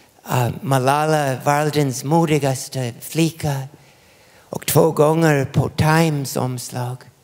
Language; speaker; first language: Swedish; non-native, fluent; English